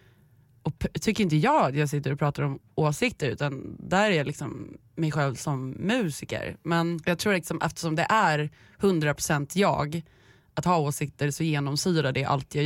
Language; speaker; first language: Swedish; native; Swedish